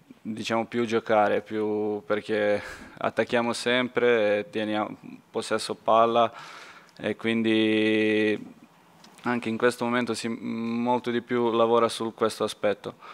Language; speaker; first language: Italian; non-native, fluent; Serbian